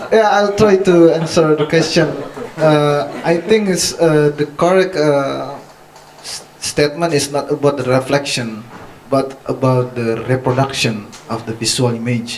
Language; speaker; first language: English; non-native, fluent; Indonesian